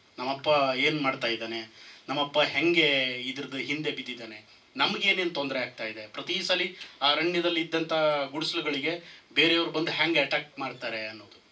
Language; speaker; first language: Kannada; native; Kannada